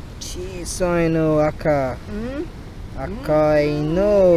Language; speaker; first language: Japanese; non-native, learner; English